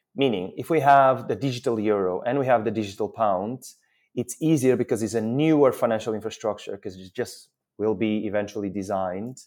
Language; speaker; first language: English; non-native, fluent; Portuguese